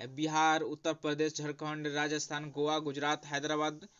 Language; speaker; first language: Hindi; native; Hindi